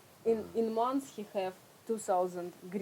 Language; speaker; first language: English; non-native, learner; Russian